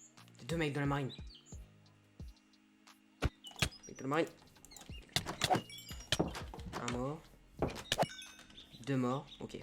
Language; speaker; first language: French; native; French